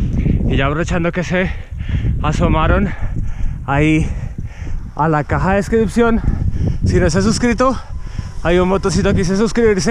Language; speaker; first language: Spanish; native; Spanish